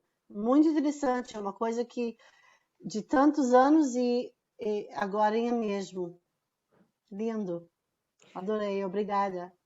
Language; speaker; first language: Portuguese; non-native, fluent; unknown